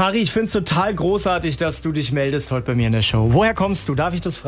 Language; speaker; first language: German; native; German